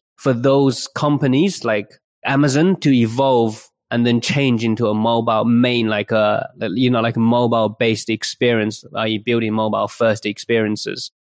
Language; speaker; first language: English; early bilingual, other home language; Chinese